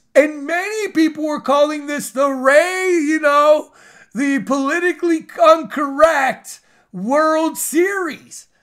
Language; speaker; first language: English; native; English